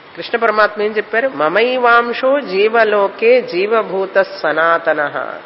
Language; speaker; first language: Telugu; native; Telugu